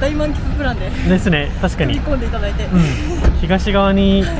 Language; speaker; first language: Japanese; native; Japanese